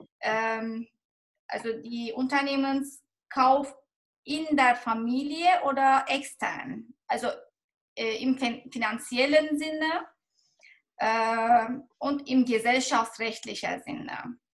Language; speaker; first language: German; non-native, fluent; Turkish